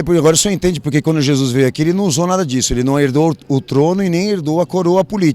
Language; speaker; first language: Portuguese; native; Portuguese